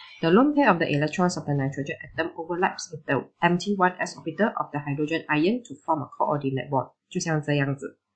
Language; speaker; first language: English; non-native, local second language; Chinese